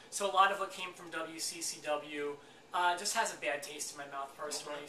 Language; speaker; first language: English; native; English